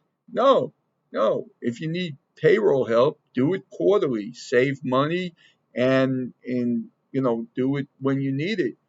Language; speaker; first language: English; native; English